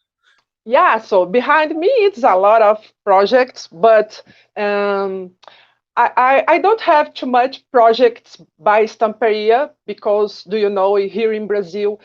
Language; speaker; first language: English; non-native, learner; Portuguese